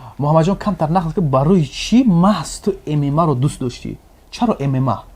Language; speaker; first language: Persian; native; Persian